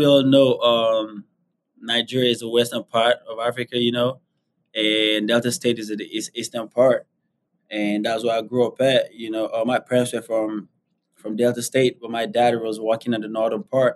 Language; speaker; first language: English; non-native, local second language; Igbo